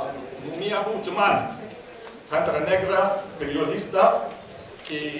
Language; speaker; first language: Spanish; non-native, fluent; English